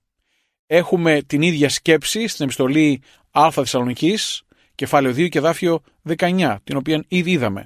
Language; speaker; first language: Greek; native; Greek